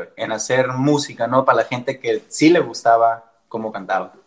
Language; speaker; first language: Spanish; early bilingual, heritage; Spanish